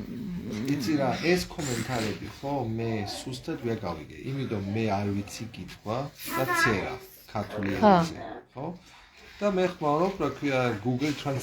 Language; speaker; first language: Georgian; early bilingual, heritage; Georgian